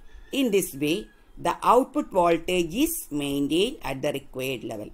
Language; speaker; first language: English; non-native, local second language; Malayalam